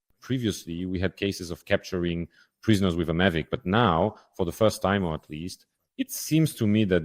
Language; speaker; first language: English; non-native, fluent; Ukrainian